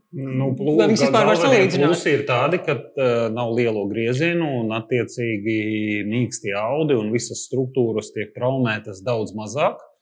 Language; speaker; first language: Latvian; non-native, local second language; Russian